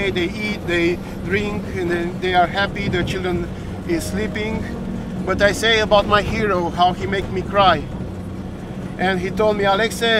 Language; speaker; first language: English; non-native, learner; Romanian